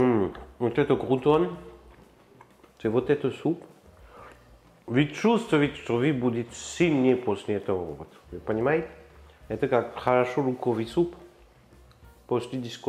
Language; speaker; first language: Russian; non-native, learner; French